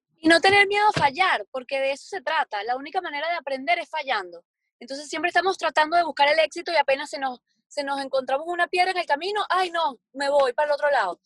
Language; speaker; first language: Spanish; native; Spanish